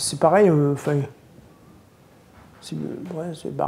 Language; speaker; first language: French; native; French